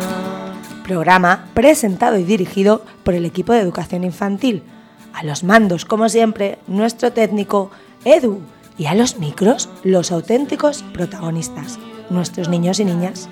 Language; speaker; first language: Spanish; native; Spanish